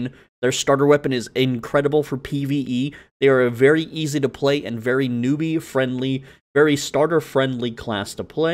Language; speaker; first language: English; native; English